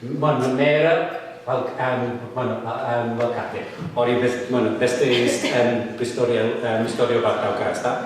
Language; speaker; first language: Basque; non-native, fluent; English